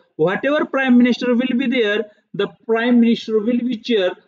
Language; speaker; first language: English; non-native, local second language; Marathi